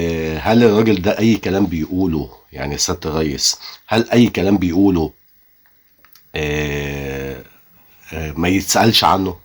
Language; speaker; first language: Arabic; native; Arabic